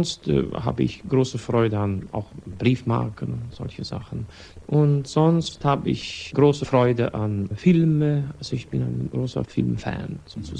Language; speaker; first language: German; non-native, fluent; Swedish